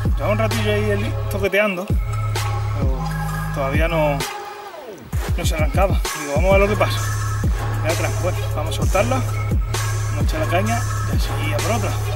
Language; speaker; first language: Spanish; native; Spanish